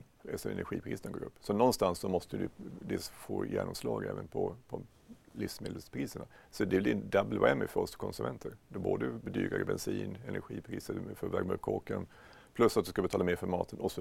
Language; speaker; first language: Swedish; native; Swedish